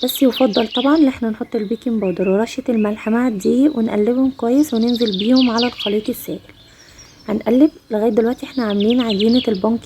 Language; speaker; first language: Arabic; native; Arabic